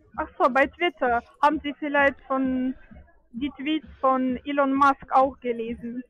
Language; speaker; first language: German; non-native, fluent; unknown